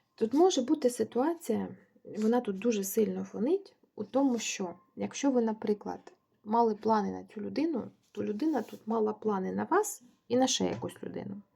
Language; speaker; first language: Ukrainian; non-native, local second language; Russian